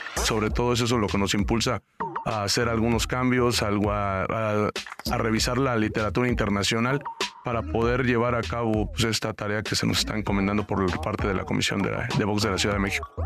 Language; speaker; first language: Spanish; native; Spanish